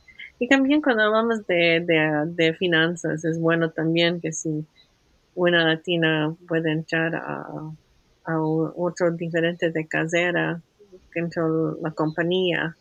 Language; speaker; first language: Spanish; early bilingual, heritage; Spanish